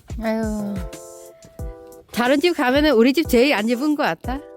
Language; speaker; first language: Korean; non-native, learner; Vietnamese